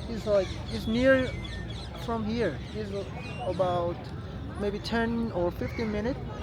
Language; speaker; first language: English; non-native, learner; Korean